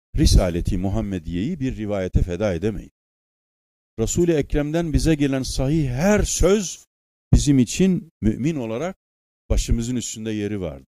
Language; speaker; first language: Turkish; native; Turkish